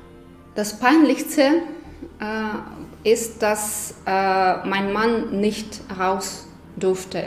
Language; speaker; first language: German; non-native, fluent; Ukrainian